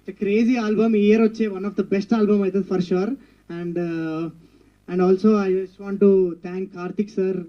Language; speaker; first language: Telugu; native; Telugu